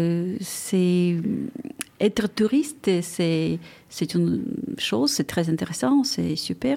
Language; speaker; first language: French; non-native, fluent; Ukrainian